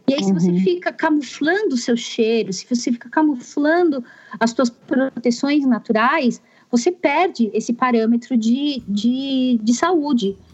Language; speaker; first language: Portuguese; native; Portuguese